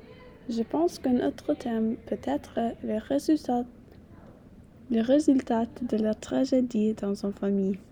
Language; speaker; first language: French; non-native, learner; English